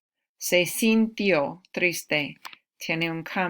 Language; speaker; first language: Spanish; non-native, fluent; English